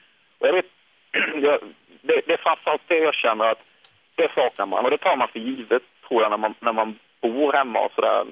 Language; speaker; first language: Swedish; native; Swedish